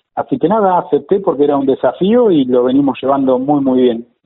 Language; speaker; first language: Spanish; native; Spanish